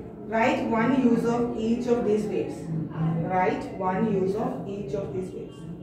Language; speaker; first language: English; non-native, local second language; Malayalam